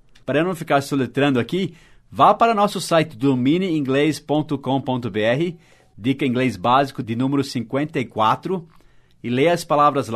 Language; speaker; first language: Portuguese; non-native, fluent; English